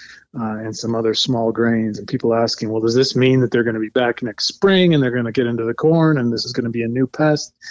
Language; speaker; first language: English; native; English